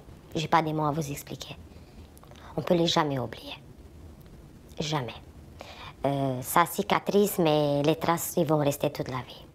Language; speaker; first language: French; non-native, fluent; Romanian